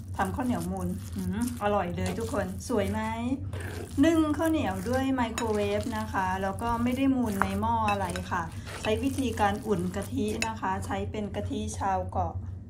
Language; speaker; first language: Thai; native; Thai